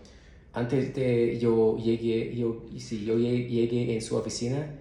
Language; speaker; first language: Spanish; non-native, learner; English